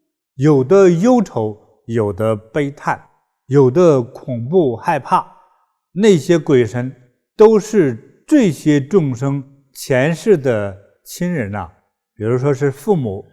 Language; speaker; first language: Chinese; native; Chinese